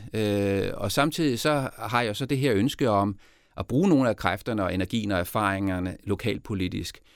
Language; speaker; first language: Danish; native; Danish